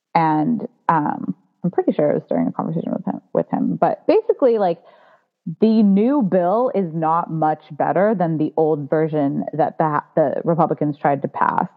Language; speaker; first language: English; native; English